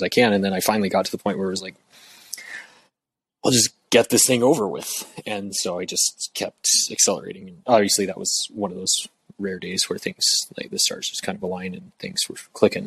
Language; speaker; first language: English; native; English